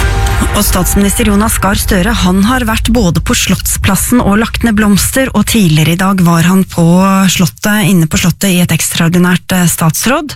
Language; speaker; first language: Norwegian; native; Norwegian